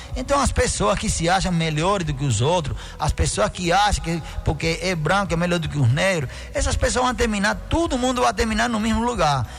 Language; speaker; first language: Portuguese; non-native, fluent; Spanish